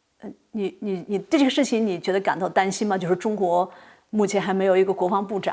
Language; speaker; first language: Chinese; native; Chinese